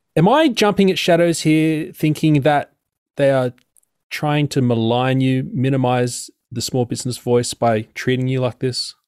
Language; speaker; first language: English; native; English